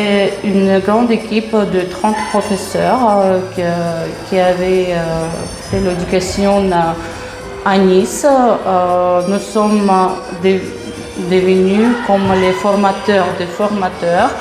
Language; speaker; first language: French; non-native, fluent; Russian